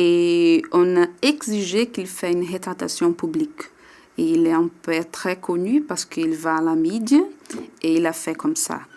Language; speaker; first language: French; non-native, learner; Portuguese